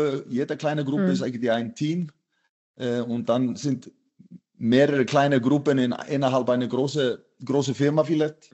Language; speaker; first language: German; non-native, fluent; Icelandic